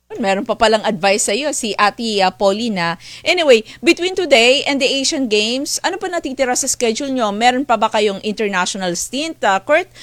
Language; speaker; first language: Filipino; native; Filipino